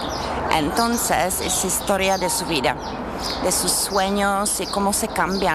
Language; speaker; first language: Spanish; non-native, learner; Czech